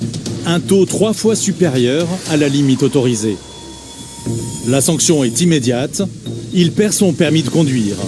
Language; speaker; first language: French; native; French